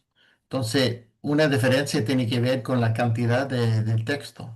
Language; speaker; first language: Spanish; non-native, fluent; English